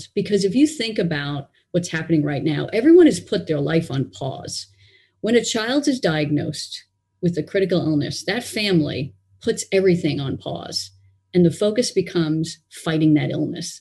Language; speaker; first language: English; native; English